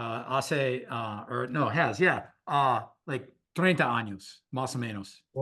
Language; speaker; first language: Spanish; non-native, learner; English